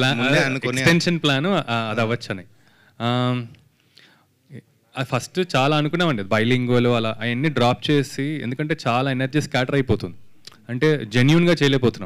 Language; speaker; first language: Telugu; native; Telugu